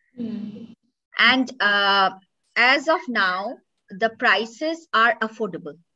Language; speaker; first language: English; non-native, local second language; Bangla